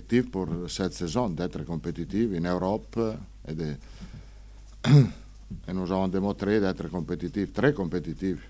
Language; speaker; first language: French; non-native, fluent; Italian